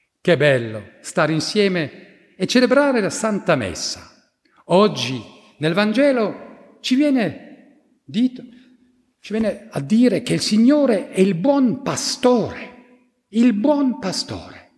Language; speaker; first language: Italian; non-native, fluent; German